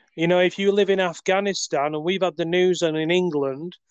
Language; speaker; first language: English; native; English